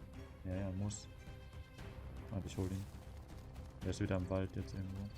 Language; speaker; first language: German; native; German